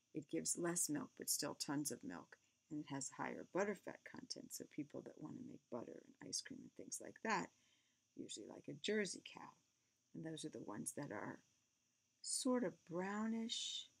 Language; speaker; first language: English; native; English